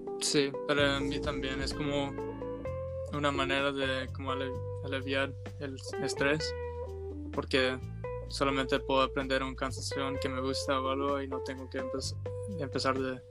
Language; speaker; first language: Spanish; early bilingual, heritage; Spanish